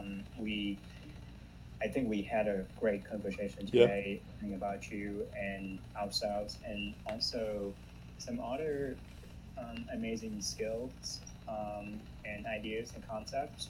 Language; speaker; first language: English; non-native, fluent; Vietnamese